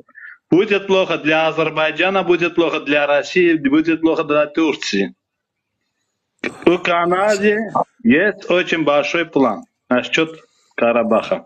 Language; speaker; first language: Russian; non-native, fluent; Armenian